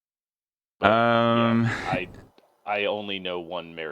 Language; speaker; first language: English; native; English